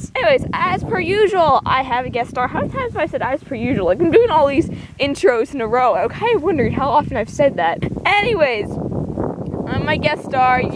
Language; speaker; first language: English; native; English